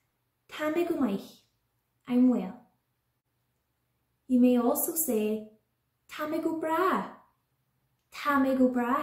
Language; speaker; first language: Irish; non-native, local second language; English